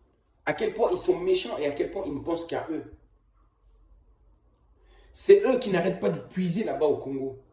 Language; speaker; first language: French; non-native, local second language; Kongo